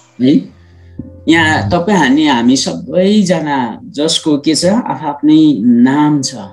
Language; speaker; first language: Nepali; non-native, local second language; Sherpa